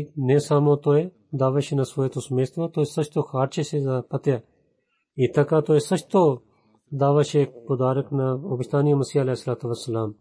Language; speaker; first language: Bulgarian; non-native, fluent; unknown